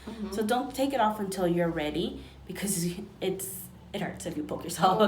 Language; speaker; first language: English; native; English